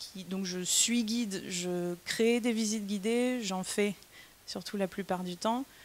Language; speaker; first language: French; native; French